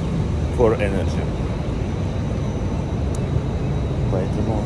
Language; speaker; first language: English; non-native, learner; Russian